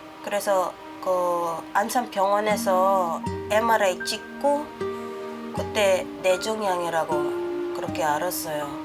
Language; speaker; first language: Korean; non-native, learner; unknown